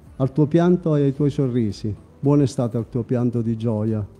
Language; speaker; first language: Italian; native; Italian